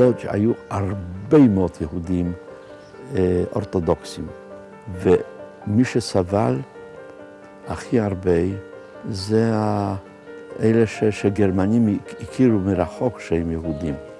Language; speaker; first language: Hebrew; non-native, fluent; Polish